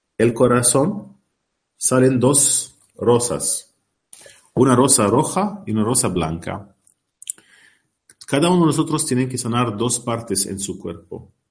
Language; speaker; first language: Spanish; non-native, learner; Arabic